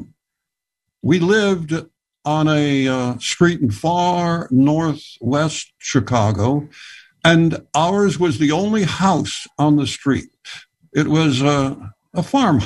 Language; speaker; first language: English; native; English